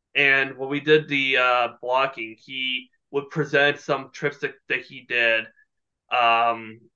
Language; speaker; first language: English; native; English